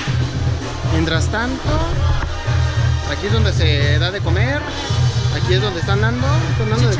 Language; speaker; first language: Spanish; native; Spanish